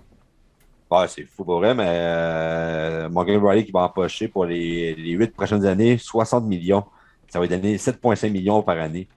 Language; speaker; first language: French; native; French